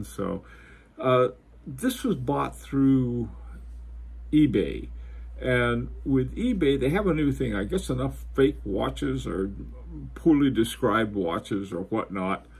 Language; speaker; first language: English; native; English